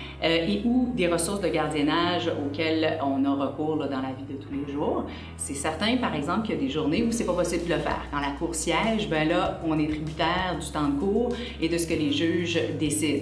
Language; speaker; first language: French; native; French